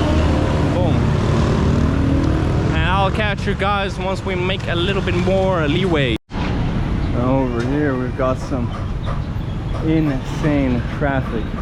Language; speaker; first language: English; non-native, fluent; Finnish